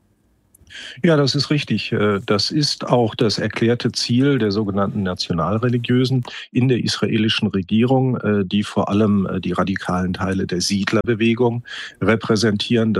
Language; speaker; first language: German; native; German